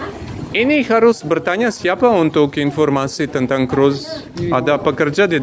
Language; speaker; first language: Indonesian; non-native, learner; English